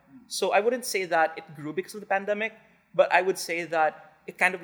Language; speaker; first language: English; non-native, local second language; Hiligaynon